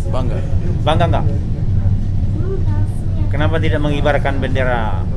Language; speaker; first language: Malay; non-native, local second language; Javanese